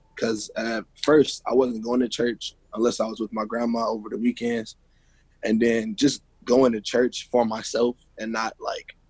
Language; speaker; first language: English; native; English